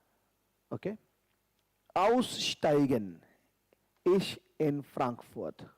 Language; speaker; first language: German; non-native, fluent; Hindi